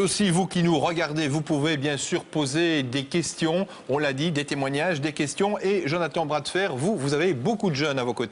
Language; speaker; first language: French; native; French